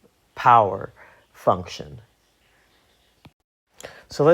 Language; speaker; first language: English; native; English